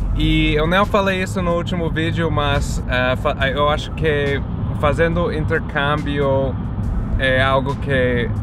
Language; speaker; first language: Portuguese; non-native, fluent; English